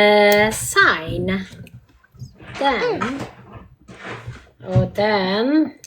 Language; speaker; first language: Swedish; non-native, learner; French